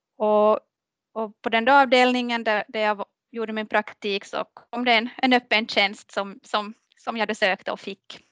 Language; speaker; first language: Swedish; native; Swedish